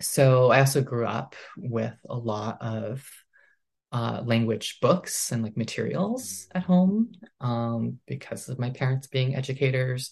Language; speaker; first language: English; early bilingual, other home language; Min Nan Chinese